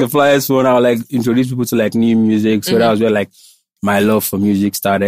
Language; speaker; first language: English; non-native, local second language; Igbo